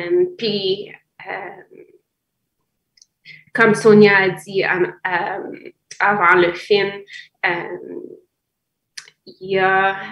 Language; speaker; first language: French; non-native, fluent; English